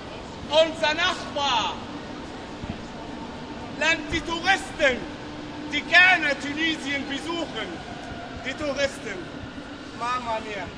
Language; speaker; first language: German; non-native, learner; Arabic